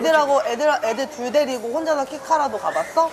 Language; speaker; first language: Korean; native; Korean